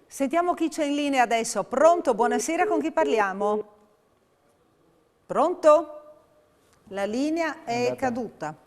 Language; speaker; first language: Italian; native; Italian